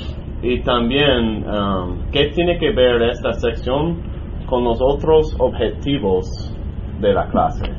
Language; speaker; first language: Spanish; non-native, learner; English